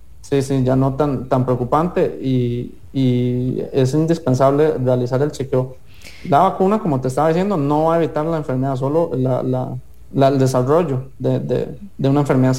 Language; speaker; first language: Spanish; native; Spanish